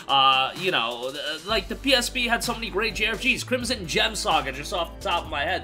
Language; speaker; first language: English; native; English